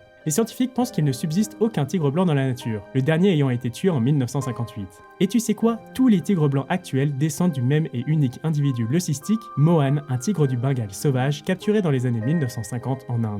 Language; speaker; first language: French; native; French